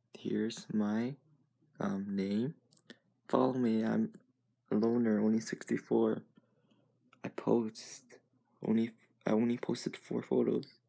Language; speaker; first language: English; native; English